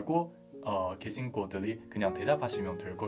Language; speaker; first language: Korean; non-native, fluent; Chinese